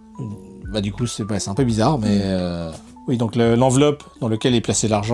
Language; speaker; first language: French; native; French